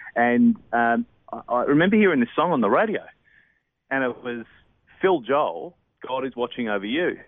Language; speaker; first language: English; native; English